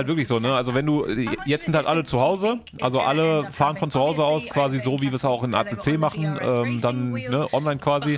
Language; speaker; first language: German; native; German